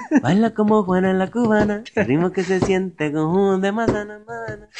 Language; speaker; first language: Spanish; early bilingual, heritage; Spanish